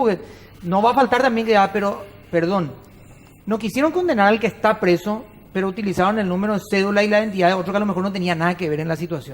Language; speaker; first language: Spanish; native; Spanish